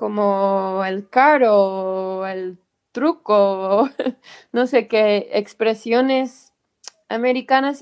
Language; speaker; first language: Spanish; non-native, fluent; English